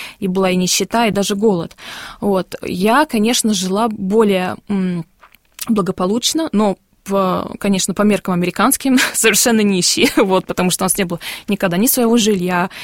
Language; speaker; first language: Russian; early bilingual, heritage; Russian